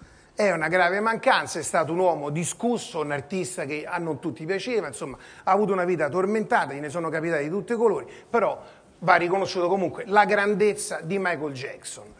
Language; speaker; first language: Italian; native; Italian